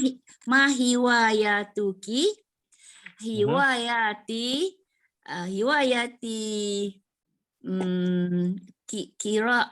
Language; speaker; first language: Arabic; non-native, learner; Malay